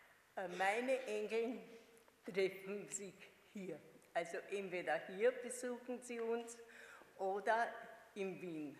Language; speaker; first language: German; non-native, fluent; Hungarian